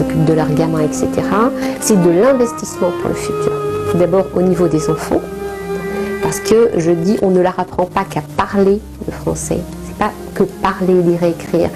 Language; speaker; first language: French; native; French